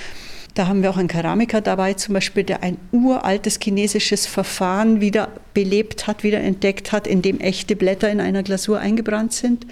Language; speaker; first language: German; native; German